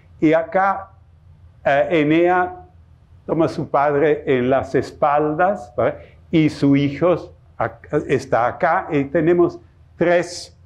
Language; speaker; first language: Spanish; non-native, fluent; Italian